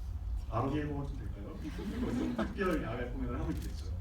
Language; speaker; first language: Korean; native; Korean